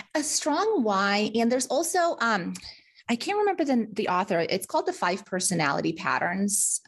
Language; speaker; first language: English; early bilingual, other home language; Russian